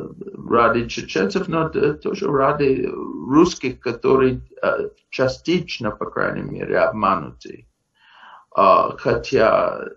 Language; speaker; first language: Russian; non-native, fluent; English